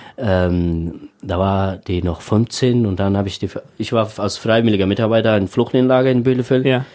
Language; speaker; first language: German; non-native, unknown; Tajik